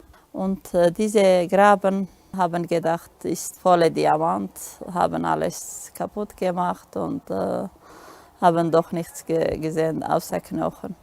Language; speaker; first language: German; non-native, learner; Aramaic